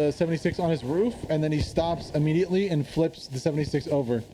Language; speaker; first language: English; native; English